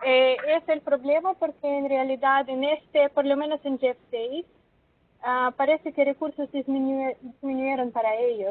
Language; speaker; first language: Spanish; non-native, fluent; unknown